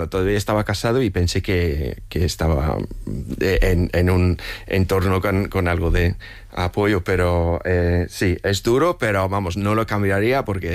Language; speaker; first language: Spanish; non-native, fluent; English